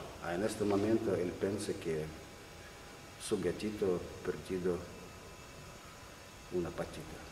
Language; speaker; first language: Spanish; non-native, learner; Russian